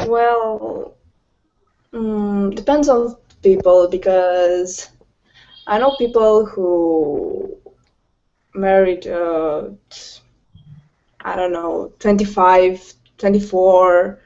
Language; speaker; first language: English; non-native, learner; Romanian